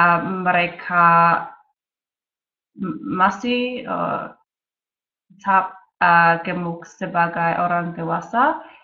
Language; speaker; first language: Indonesian; non-native, learner; English